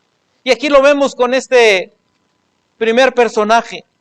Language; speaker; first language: Spanish; native; Spanish